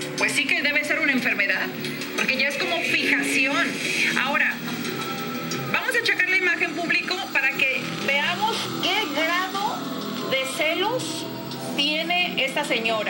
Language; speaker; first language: Spanish; native; Spanish